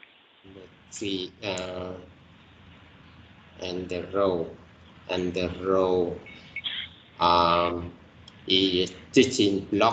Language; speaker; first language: English; non-native, learner; Vietnamese